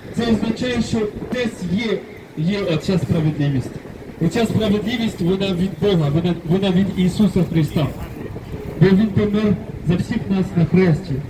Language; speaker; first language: Ukrainian; non-native, fluent; French